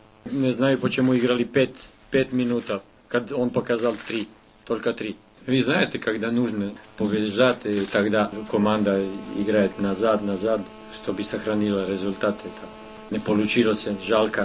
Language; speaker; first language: Russian; non-native, learner; Serbian